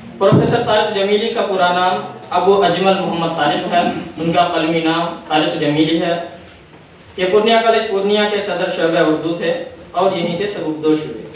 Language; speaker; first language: Urdu; native; Urdu